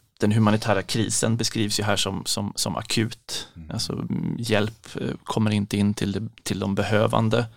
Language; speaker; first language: Swedish; native; Swedish